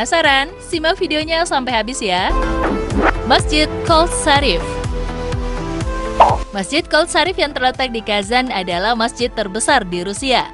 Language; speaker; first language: Indonesian; native; Indonesian